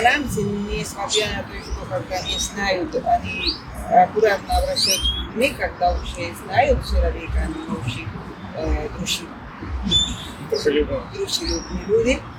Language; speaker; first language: Russian; non-native, fluent; Spanish